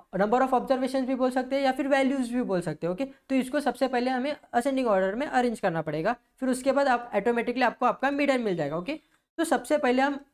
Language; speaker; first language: Hindi; non-native, local second language; Marathi